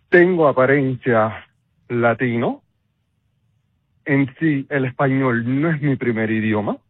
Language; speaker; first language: Spanish; non-native, local second language; Papiamento